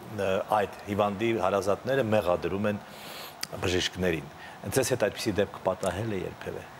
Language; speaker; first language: Armenian; native; Armenian